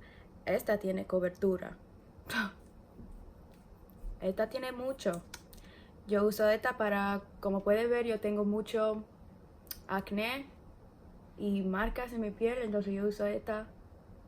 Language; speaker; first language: Spanish; early bilingual, heritage; English